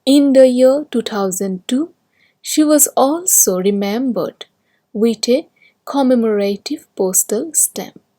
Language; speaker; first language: English; non-native, local second language; Assamese